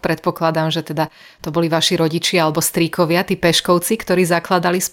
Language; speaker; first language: Slovak; native; Slovak